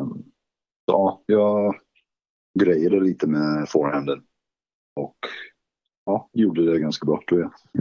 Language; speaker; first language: Swedish; non-native, fluent; English